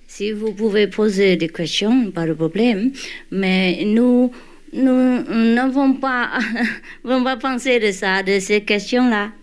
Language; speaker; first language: French; non-native, learner; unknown